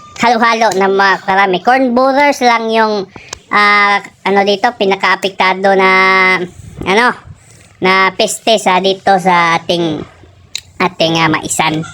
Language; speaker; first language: Filipino; native; Filipino